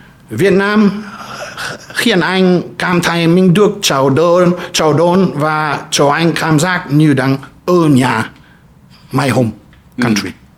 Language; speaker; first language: Vietnamese; non-native, fluent; German